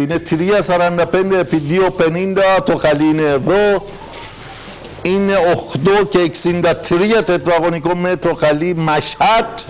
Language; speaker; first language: Greek; non-native, learner; Persian